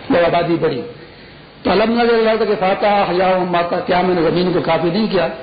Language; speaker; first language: Urdu; non-native, local second language; Pashto